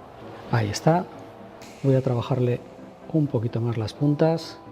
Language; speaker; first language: Spanish; native; Spanish